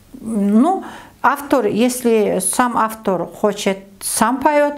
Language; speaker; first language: Russian; non-native, learner; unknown